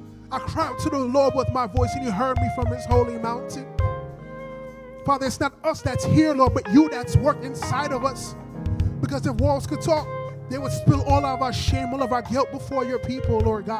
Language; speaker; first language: English; early bilingual, other home language; Haitian Creole